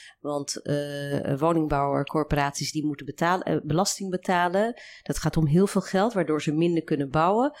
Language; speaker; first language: Dutch; early bilingual, other home language; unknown